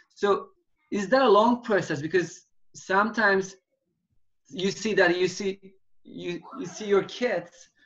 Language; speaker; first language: English; non-native, fluent; Turkish